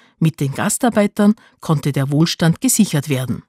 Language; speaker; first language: German; native; German